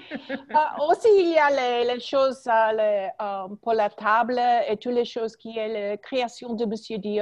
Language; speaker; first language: French; non-native, learner; English